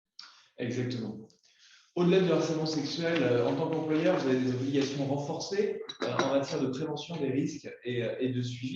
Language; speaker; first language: French; native; French